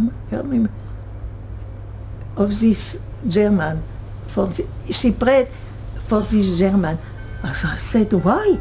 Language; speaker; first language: English; non-native, learner; French